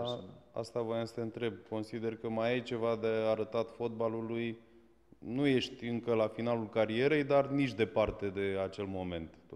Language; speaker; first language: Romanian; native; Romanian